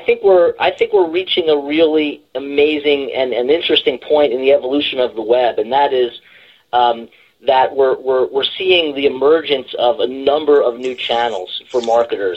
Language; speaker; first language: English; native; English